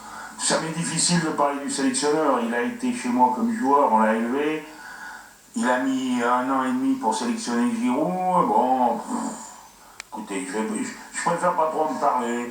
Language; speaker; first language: French; native; French